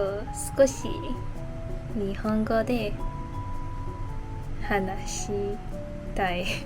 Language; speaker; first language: Japanese; non-native, learner; English